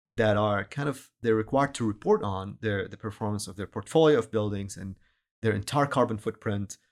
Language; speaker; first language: English; non-native, fluent; Arabic